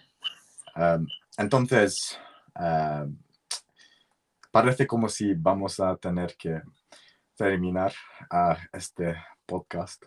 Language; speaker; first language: Spanish; non-native, learner; English